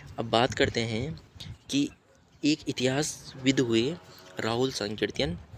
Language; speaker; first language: Hindi; native; Hindi